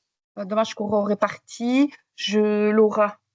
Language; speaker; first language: French; native; French